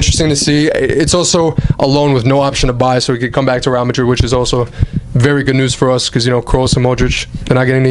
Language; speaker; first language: English; native; English